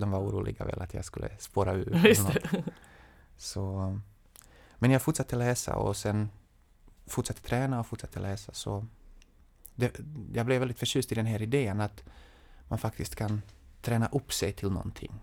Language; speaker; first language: Swedish; non-native, fluent; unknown